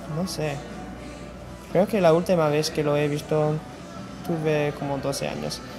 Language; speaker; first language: Spanish; non-native, fluent; English